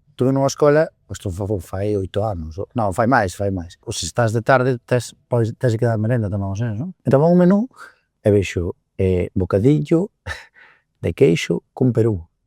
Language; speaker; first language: Galician; non-native, local second language; Spanish